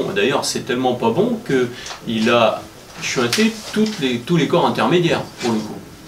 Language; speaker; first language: French; native; French